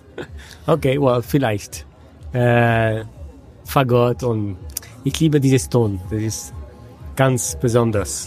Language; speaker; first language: German; non-native, fluent; French